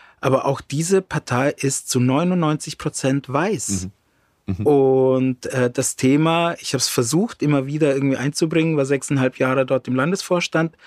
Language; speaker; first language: German; early bilingual, other home language; Romany